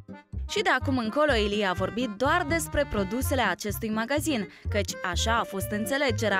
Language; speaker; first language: Romanian; native; Romanian